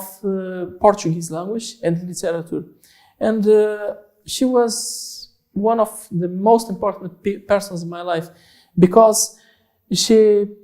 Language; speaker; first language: English; non-native, learner; Portuguese